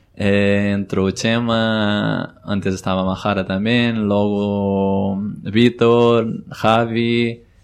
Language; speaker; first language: Spanish; non-native, fluent; Portuguese